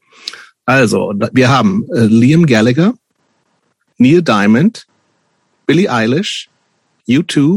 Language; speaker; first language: German; native; German